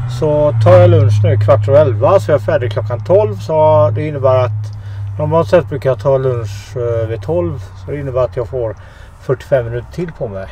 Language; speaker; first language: Swedish; native; Swedish